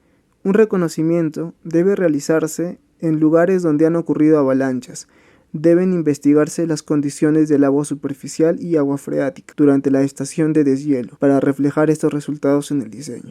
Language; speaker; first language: Spanish; native; Spanish